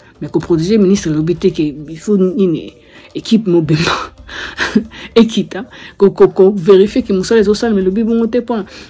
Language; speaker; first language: French; non-native, fluent; English